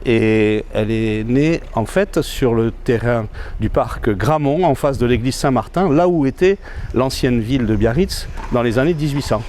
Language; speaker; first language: French; native; French